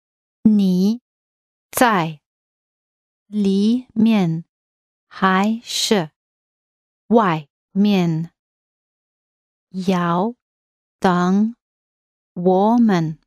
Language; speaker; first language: Chinese; non-native, learner; English